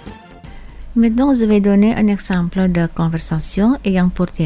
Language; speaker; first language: French; non-native, fluent; Indonesian